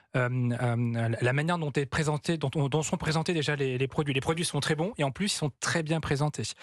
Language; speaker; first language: French; native; French